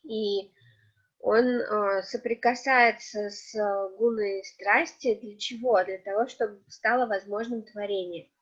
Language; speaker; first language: Russian; native; Russian